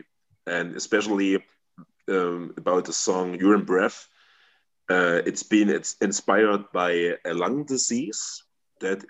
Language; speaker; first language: English; non-native, fluent; German